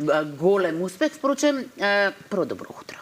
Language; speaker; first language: Macedonian; native; Macedonian